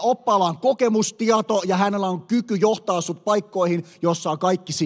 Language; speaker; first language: Finnish; native; Finnish